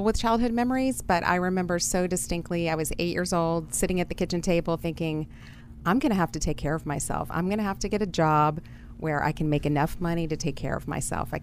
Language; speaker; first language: English; early bilingual, other home language; German